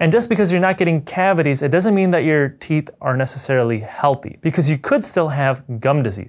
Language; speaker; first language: English; native; English